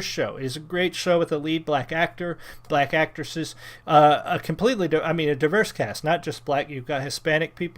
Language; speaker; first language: English; native; English